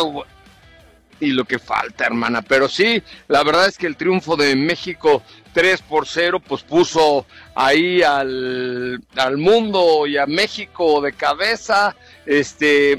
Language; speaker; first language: Spanish; native; Spanish